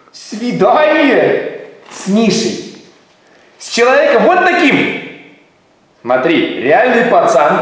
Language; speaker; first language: Russian; native; Russian